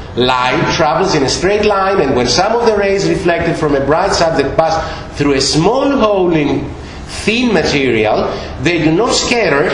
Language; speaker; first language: English; non-native, fluent; Greek